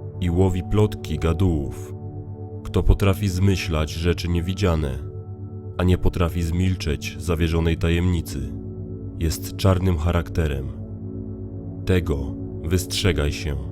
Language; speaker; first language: Polish; native; Polish